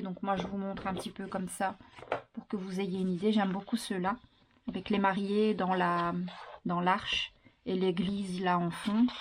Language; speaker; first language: French; native; French